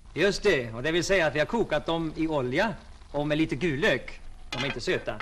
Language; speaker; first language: Swedish; non-native, fluent; English